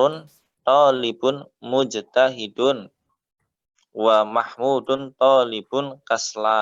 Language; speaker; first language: Arabic; non-native, fluent; Indonesian